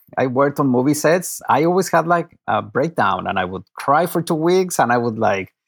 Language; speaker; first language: English; non-native, fluent; Spanish